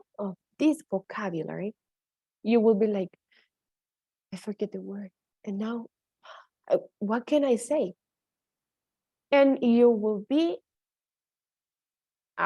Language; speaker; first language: English; non-native, fluent; Spanish